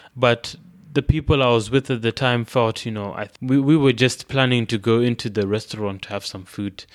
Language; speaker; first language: English; non-native, local second language; Shona